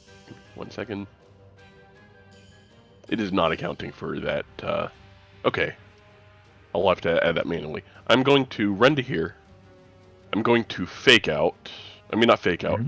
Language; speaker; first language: English; native; English